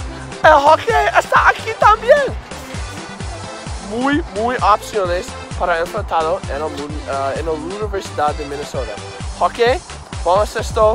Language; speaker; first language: Spanish; non-native, learner; English